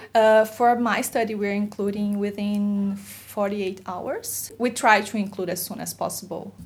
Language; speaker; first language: English; non-native, fluent; Portuguese